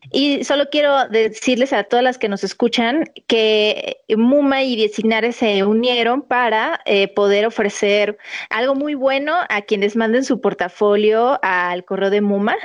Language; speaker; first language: Spanish; native; Spanish